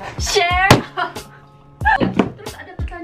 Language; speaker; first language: Indonesian; early bilingual, heritage; Korean